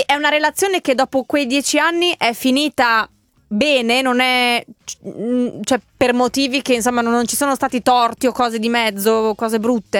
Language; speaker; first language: Italian; native; Italian